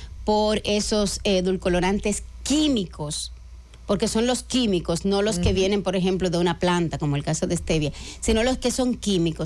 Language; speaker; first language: Spanish; native; Spanish